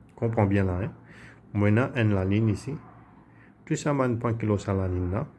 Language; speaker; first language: French; non-native, local second language; Morisyen